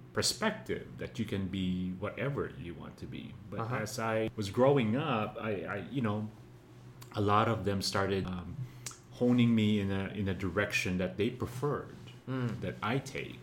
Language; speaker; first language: English; non-native, local second language; Filipino